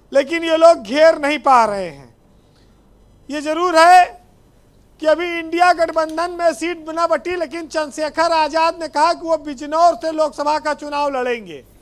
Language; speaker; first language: Hindi; native; Hindi